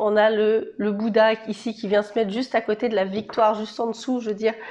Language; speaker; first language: French; native; French